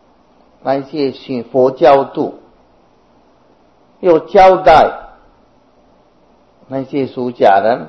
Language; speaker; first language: Chinese; non-native, fluent; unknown